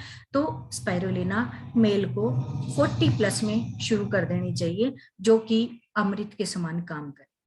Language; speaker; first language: Hindi; native; Hindi